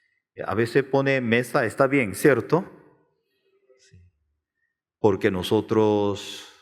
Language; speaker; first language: Spanish; non-native, learner; Korean